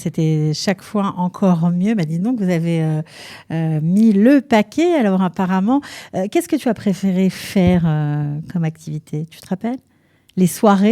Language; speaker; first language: French; native; French